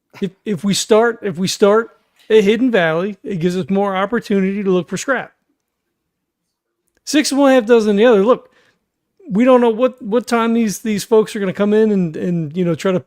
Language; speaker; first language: English; native; English